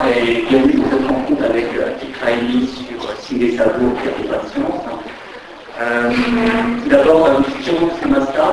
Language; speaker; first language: French; native; French